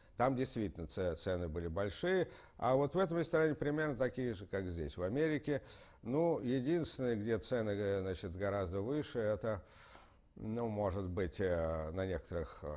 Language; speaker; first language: Russian; native; Russian